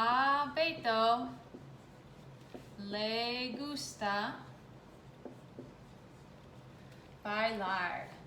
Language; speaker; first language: Spanish; non-native, fluent; English